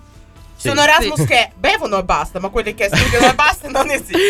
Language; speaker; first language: Italian; native; Italian